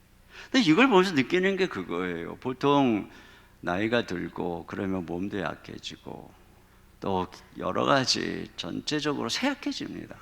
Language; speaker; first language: Korean; native; Korean